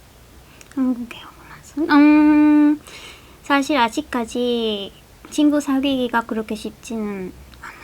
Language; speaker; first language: Korean; non-native, fluent; Spanish